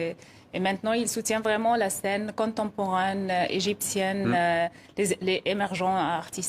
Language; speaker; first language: French; non-native, fluent; Arabic